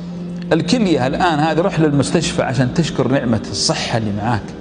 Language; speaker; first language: Arabic; native; Arabic